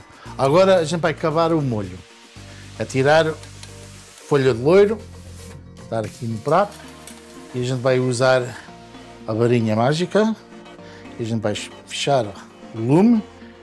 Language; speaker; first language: Portuguese; early bilingual, heritage; Portuguese